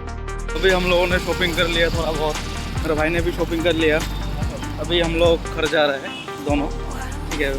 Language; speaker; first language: Hindi; non-native, local second language; Assamese